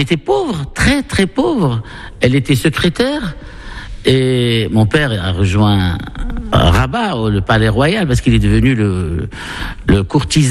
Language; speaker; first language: French; non-native, local second language; Arabic